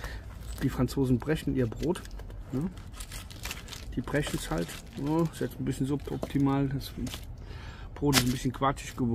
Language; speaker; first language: German; native; German